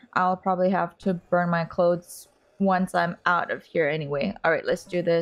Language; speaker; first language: English; native; English